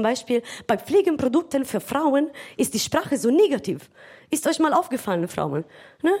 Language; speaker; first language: German; non-native, fluent; Italian